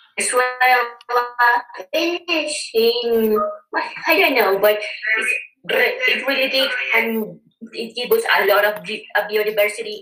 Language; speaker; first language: English; non-native, learner; Spanish